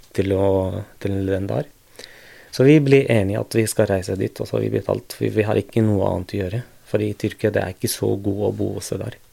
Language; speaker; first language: Norwegian; non-native, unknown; Arabic